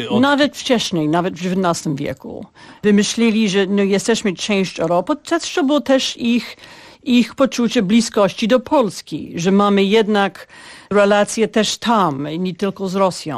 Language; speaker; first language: Polish; non-native, fluent; English